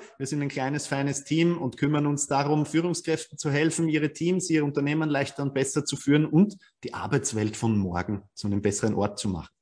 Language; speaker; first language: German; native; German